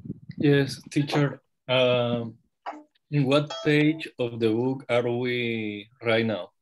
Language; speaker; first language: English; non-native, learner; Spanish